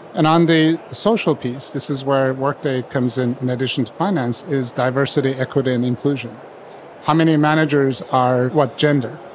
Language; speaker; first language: English; non-native, fluent; Turkish